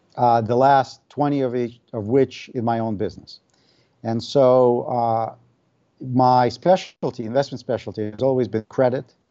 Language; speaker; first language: English; non-native, fluent; Russian